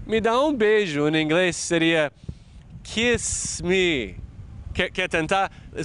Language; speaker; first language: Portuguese; non-native, fluent; English